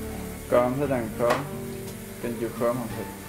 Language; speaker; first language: Vietnamese; native; Vietnamese